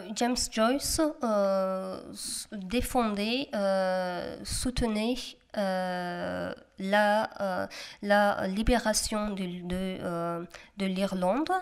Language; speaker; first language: French; non-native, fluent; Kurdish